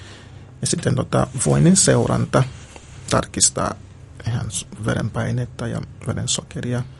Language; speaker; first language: Finnish; non-native, fluent; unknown